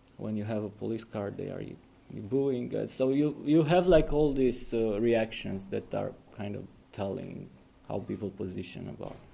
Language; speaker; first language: English; non-native, fluent; Romanian